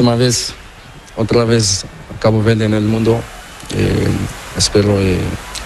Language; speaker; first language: Spanish; non-native, learner; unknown